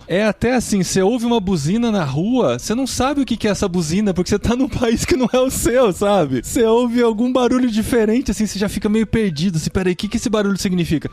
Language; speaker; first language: Portuguese; native; Portuguese